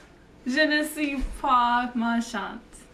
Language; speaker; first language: French; non-native, learner; English